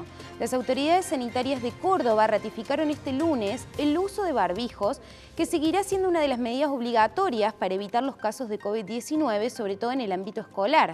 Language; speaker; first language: Spanish; native; Spanish